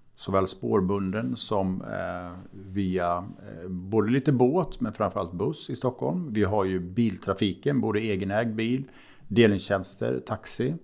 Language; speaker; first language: Swedish; native; Swedish